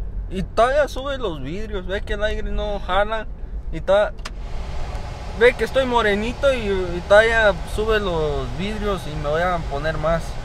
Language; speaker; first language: Spanish; early bilingual, heritage; Spanish